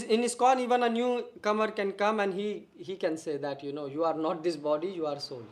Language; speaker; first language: English; non-native, local second language; Hindi